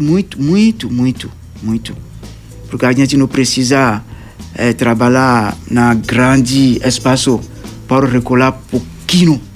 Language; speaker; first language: Portuguese; non-native, learner; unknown